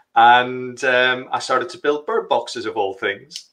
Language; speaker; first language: English; native; English